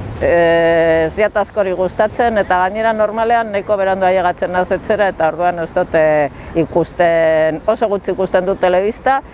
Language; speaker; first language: Basque; native; Basque